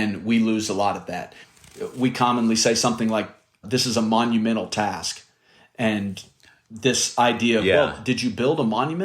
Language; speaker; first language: English; native; English